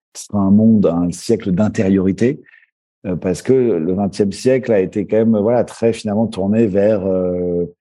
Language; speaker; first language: French; native; French